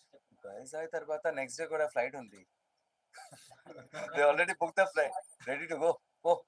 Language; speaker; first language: Telugu; non-native, learner; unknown